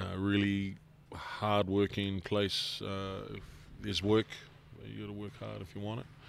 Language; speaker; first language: English; native; English